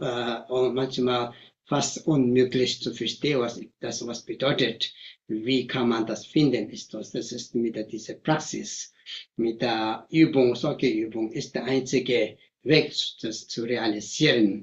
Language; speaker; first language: German; non-native, fluent; Tibetan